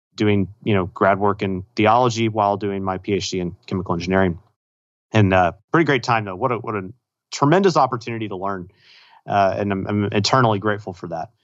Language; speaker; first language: English; native; English